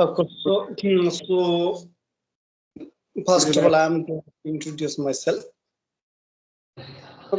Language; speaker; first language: English; non-native, learner; Bangla